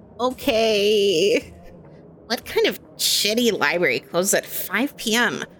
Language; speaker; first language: English; native; English